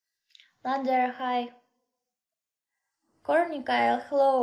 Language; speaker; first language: English; non-native, learner; Russian